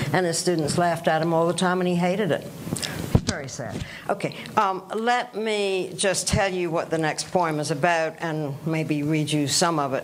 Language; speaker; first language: English; native; English